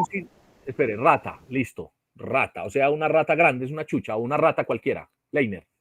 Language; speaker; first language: Spanish; native; Spanish